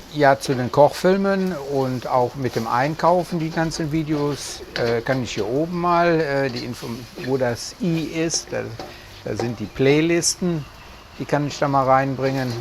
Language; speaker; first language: German; native; German